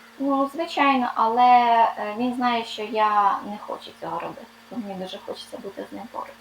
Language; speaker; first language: Ukrainian; non-native, local second language; Russian